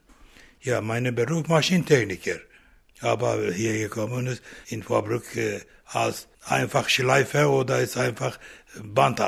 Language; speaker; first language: German; non-native, learner; Turkish